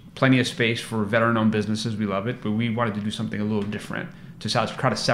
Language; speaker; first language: English; native; English